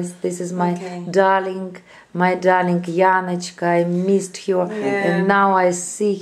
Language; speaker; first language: English; non-native, learner; Russian